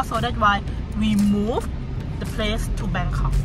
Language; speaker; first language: English; non-native, learner; Thai